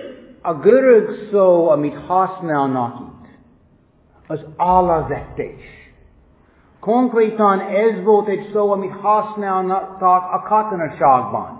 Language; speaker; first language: Hungarian; non-native, fluent; English